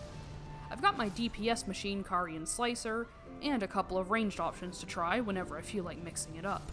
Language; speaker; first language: English; native; English